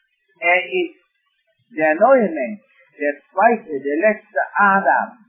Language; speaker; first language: German; non-native, fluent; English